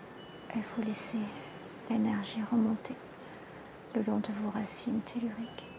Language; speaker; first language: French; native; French